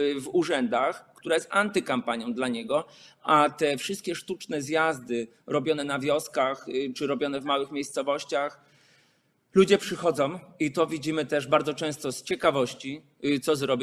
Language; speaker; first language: Polish; native; Polish